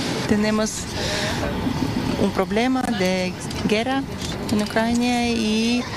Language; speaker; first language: Spanish; non-native, learner; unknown